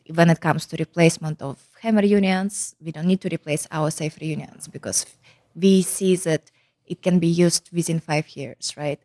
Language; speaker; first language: English; non-native, fluent; Kazakh